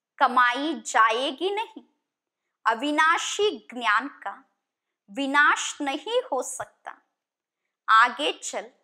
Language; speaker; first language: Hindi; non-native, local second language; Kannada